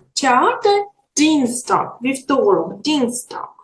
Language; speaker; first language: German; non-native, fluent; Ukrainian